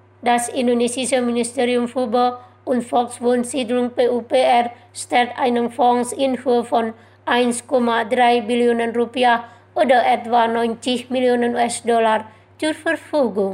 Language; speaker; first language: German; non-native, fluent; Indonesian